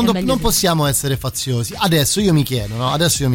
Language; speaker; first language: Italian; native; Italian